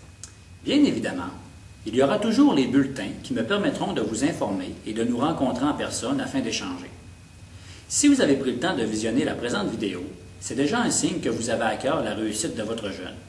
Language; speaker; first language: French; native; French